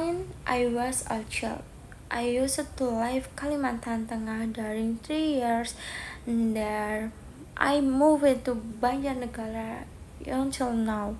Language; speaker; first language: English; non-native, learner; Indonesian